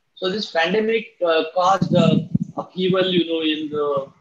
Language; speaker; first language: English; non-native, local second language; Marathi